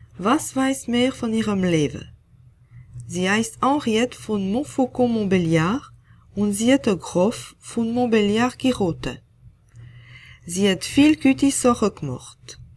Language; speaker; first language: German; non-native, fluent; French